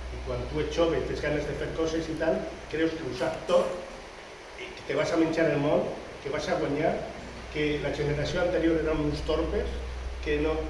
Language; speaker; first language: Catalan; non-native, local second language; Spanish